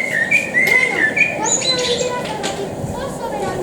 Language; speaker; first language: Basque; non-native, local second language; Spanish